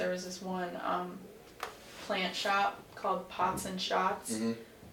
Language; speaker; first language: English; native; English